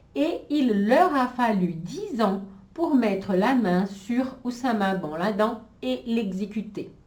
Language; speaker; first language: French; non-native, fluent; Portuguese